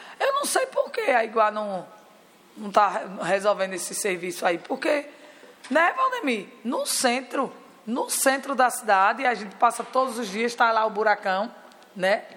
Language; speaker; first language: Portuguese; native; Portuguese